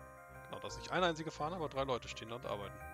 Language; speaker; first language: German; native; German